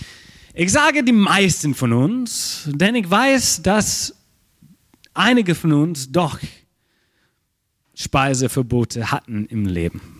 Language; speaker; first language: German; non-native, fluent; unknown